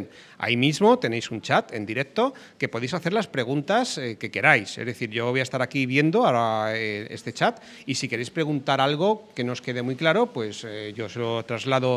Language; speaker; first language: Spanish; native; Spanish